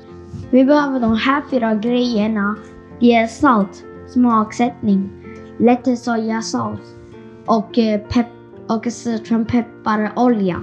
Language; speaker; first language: Swedish; non-native, learner; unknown